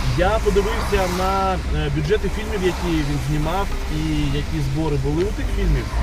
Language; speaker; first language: Ukrainian; non-native, local second language; Russian